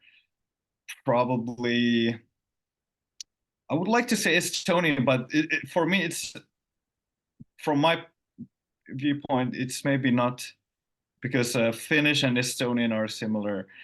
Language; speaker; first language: English; non-native, fluent; Finnish